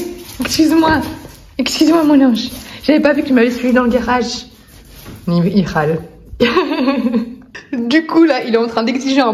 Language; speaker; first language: French; native; French